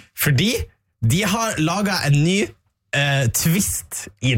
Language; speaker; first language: Norwegian; native; Norwegian